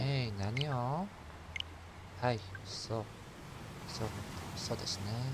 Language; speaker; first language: Japanese; non-native, learner; English